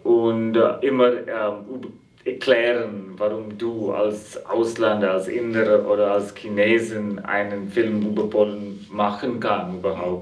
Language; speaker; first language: German; non-native, fluent; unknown